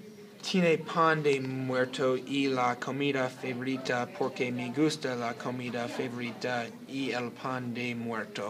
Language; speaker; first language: Spanish; non-native, learner; English